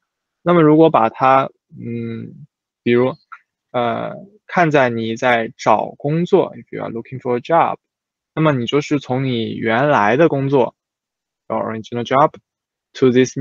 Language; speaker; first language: Chinese; native; Chinese